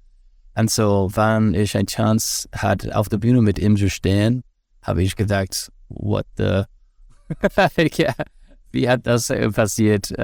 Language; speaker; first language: German; non-native, fluent; English